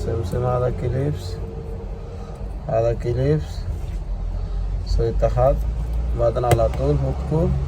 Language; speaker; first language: Arabic; non-native, learner; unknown